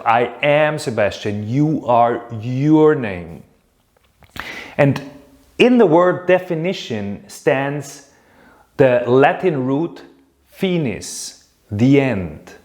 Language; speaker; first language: English; non-native, fluent; German